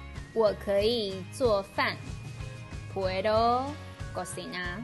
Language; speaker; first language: Spanish; non-native, learner; Chinese